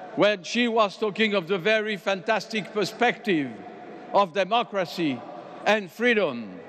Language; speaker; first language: English; non-native, fluent; French